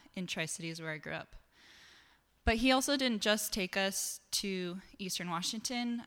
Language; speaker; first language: English; native; English